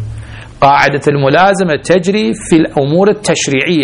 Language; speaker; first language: Arabic; native; Arabic